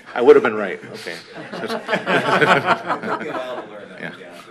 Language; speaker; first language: English; native; English